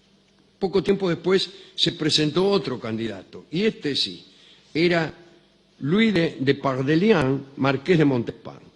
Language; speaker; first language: Spanish; native; Spanish